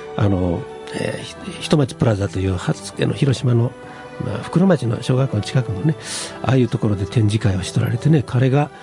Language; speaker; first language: Japanese; native; Japanese